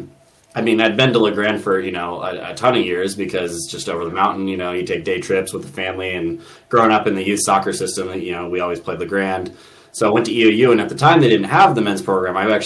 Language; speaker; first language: English; native; English